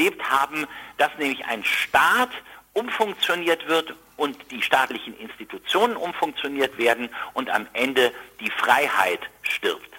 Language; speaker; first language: German; native; German